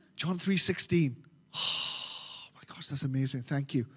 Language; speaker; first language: English; native; English